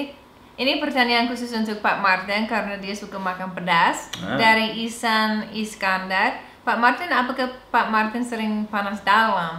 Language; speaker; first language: Indonesian; non-native, fluent; English